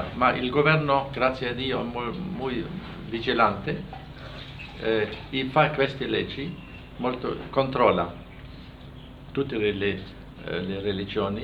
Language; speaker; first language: Italian; non-native, fluent; German